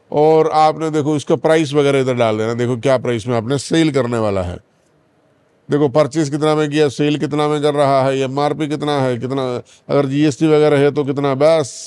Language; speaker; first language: Hindi; non-native, local second language; Malayalam